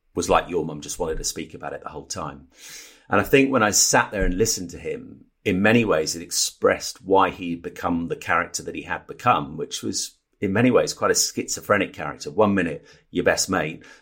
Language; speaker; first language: English; native; English